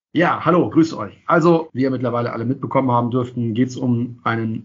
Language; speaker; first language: German; native; German